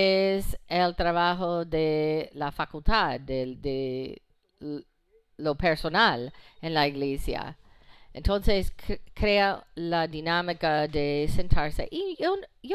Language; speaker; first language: Spanish; non-native, fluent; English